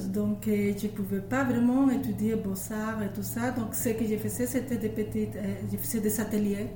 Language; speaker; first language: French; non-native, fluent; Spanish